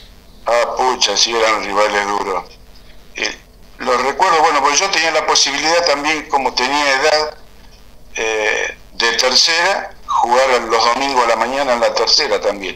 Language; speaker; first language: Spanish; native; Spanish